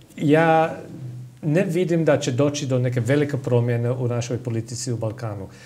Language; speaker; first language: Serbian; non-native, fluent; English